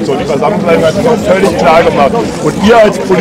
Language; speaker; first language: German; native; German